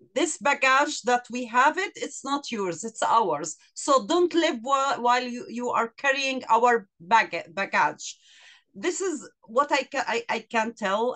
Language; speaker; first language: English; non-native, fluent; Arabic